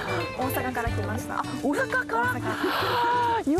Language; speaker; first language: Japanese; non-native, learner; Korean